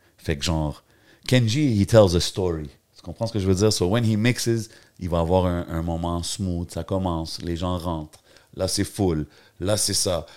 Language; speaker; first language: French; native; French